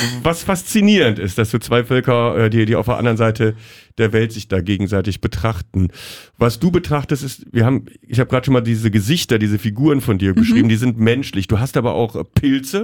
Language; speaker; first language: German; native; German